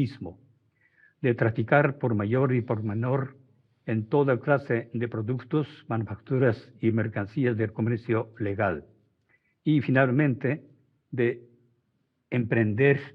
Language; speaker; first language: Spanish; non-native, fluent; Japanese